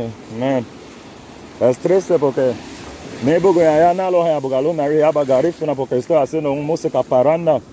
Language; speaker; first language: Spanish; non-native, learner; English